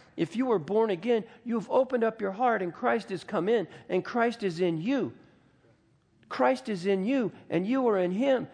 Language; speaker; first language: English; native; English